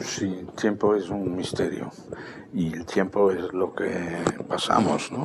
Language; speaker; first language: Spanish; non-native, fluent; Dutch